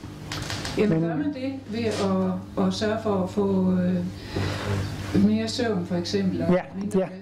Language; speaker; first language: Danish; native; Danish